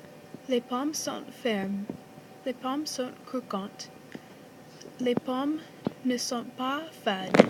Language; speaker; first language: French; non-native, learner; English